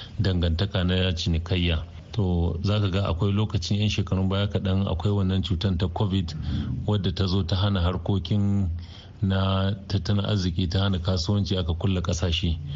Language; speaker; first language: Hausa; native; Hausa